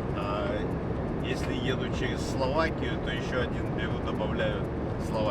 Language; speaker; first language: Russian; native; Russian